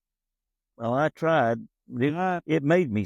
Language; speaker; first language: English; native; English